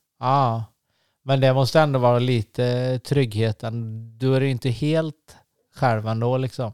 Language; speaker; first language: Swedish; native; Swedish